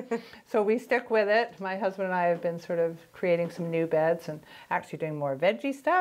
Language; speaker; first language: English; native; English